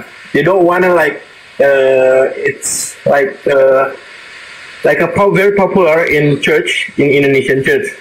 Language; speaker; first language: English; non-native, learner; Indonesian